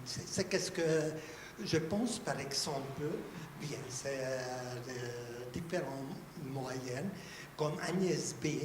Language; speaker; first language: French; non-native, fluent; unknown